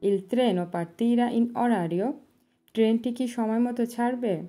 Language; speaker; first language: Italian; non-native, learner; Bangla